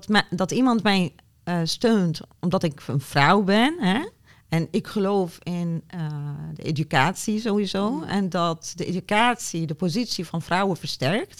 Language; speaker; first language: Dutch; non-native, fluent; Arabic